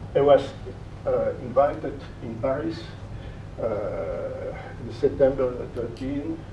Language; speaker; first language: English; non-native, fluent; French